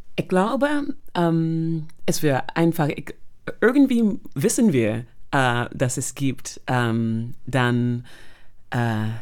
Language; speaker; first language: German; non-native, fluent; English